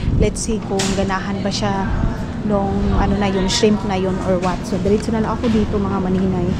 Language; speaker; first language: Filipino; non-native, local second language; Cebuano